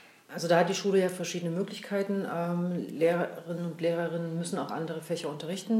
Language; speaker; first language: German; native; German